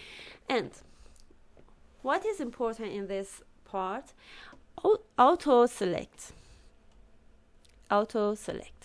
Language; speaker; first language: English; non-native, fluent; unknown